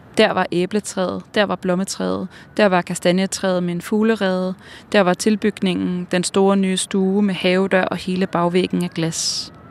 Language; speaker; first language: Danish; native; Danish